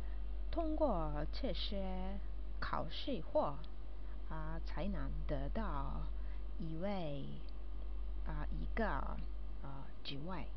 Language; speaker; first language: Chinese; non-native, learner; Japanese